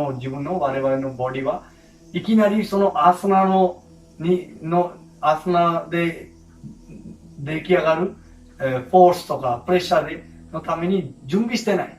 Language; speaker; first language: Japanese; non-native, fluent; Hindi